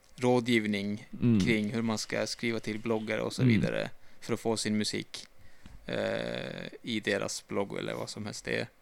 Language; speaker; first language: Swedish; non-native, fluent; Turkish